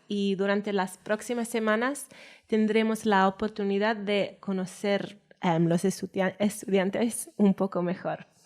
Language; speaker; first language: Spanish; non-native, fluent; Welsh